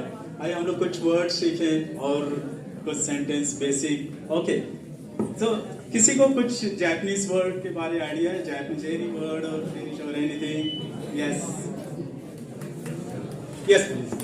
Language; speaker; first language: Hindi; native; Hindi